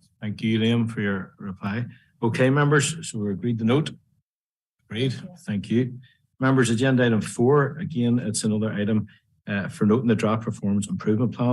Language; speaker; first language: English; native; English